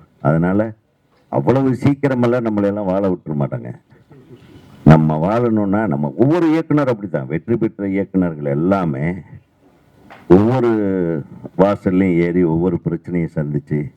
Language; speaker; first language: Tamil; native; Tamil